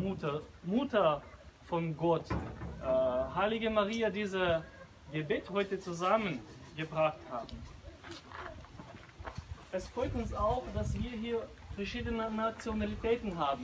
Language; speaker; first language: German; non-native, learner; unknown